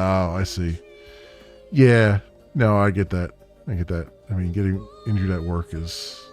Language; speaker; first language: English; native; English